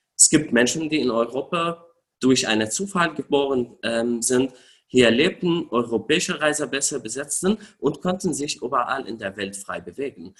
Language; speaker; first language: German; non-native, fluent; Arabic